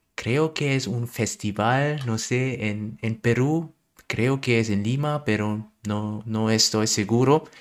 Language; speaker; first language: Spanish; non-native, learner; German